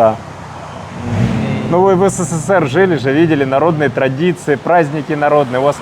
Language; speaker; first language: Russian; native; Russian